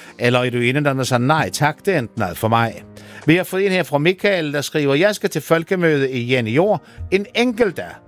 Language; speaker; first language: Danish; native; Danish